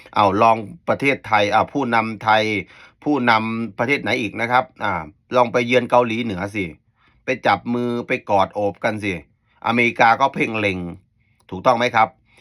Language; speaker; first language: Thai; native; Thai